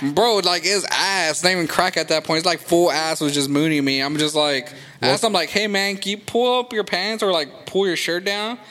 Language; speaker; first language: English; early bilingual, other home language; Spanish